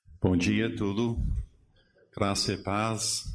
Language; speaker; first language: Portuguese; non-native, learner; English